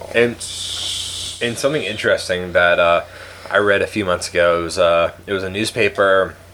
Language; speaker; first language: English; native; English